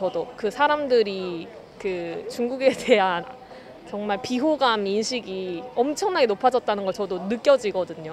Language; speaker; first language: Korean; native; Korean